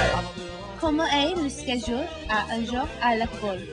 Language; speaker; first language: French; non-native, learner; English